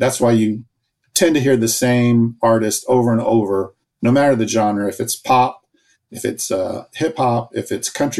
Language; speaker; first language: English; native; English